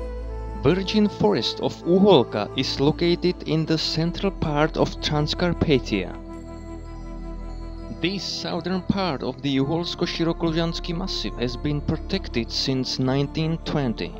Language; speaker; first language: English; non-native, fluent; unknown